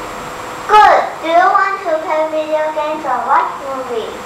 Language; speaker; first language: English; non-native, learner; Chinese